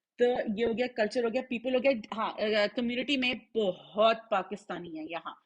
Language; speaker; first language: Urdu; native; Urdu